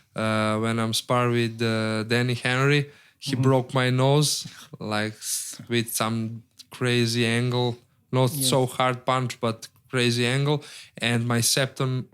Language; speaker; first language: English; non-native, learner; Serbian